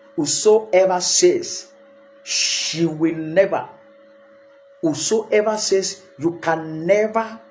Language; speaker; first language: English; non-native, local second language; Yoruba